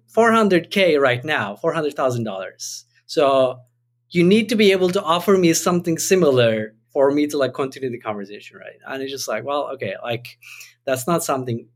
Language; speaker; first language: English; non-native, fluent; Turkish